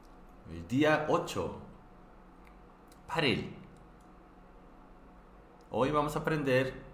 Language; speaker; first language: Spanish; non-native, fluent; Korean